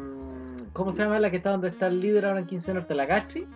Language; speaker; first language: Spanish; native; Spanish